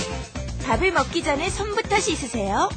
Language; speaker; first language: Korean; non-native, fluent; English